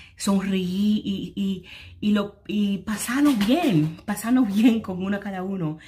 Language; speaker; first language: Spanish; native; Spanish